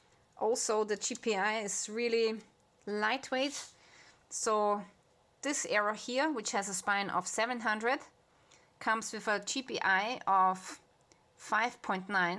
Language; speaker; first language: English; non-native, fluent; German